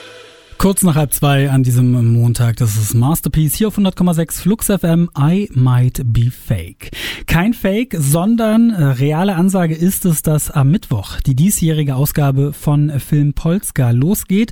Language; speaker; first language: German; native; German